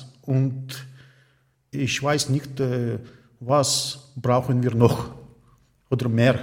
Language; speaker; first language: German; non-native, learner; Ukrainian